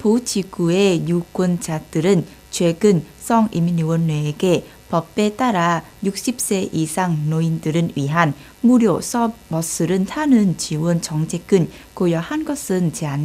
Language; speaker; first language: Korean; non-native, fluent; Vietnamese